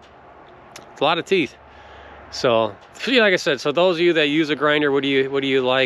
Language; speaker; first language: English; native; English